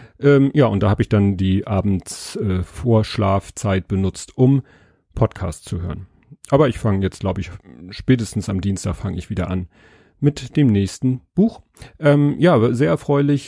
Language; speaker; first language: German; native; German